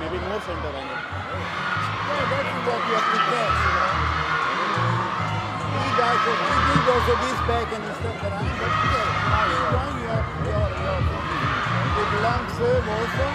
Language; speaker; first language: English; non-native, fluent; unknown